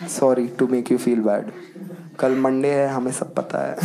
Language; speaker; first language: Hindi; native; Hindi